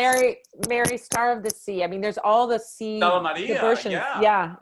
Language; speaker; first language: English; native; English